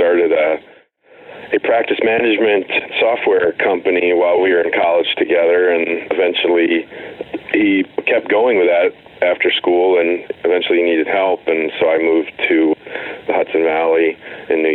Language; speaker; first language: English; native; English